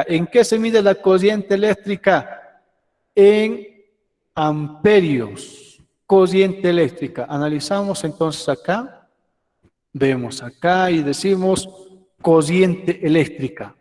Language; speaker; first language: Spanish; native; Spanish